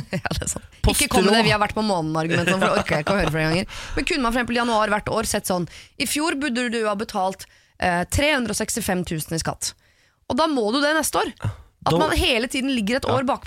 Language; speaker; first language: Norwegian; native; Norwegian